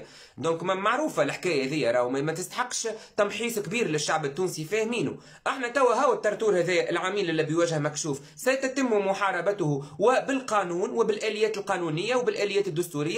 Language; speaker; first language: Arabic; native; Arabic